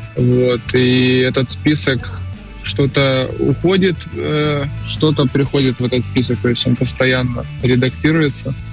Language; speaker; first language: Russian; native; Russian